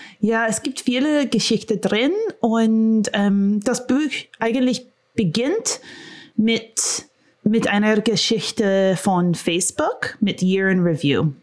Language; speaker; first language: German; non-native, fluent; English